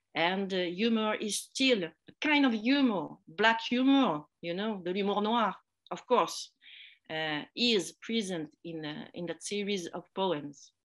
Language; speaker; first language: English; non-native, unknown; French